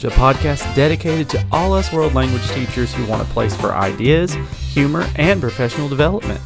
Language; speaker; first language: English; native; English